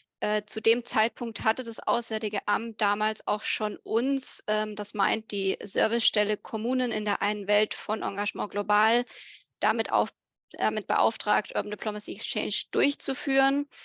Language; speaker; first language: German; native; German